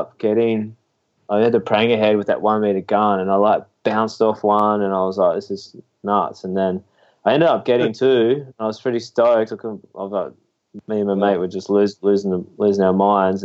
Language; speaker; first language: English; native; English